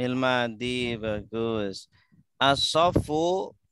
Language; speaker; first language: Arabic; non-native, fluent; Indonesian